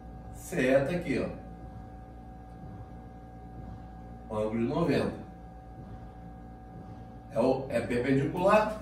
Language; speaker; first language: Portuguese; native; Portuguese